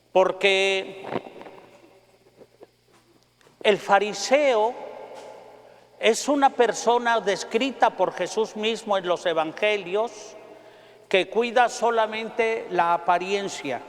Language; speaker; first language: Spanish; native; Spanish